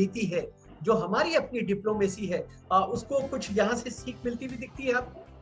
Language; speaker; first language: Hindi; native; Hindi